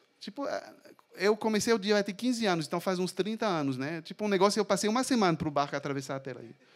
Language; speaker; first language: Portuguese; non-native, fluent; French